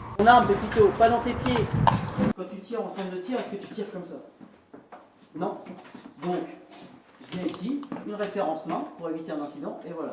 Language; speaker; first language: French; native; French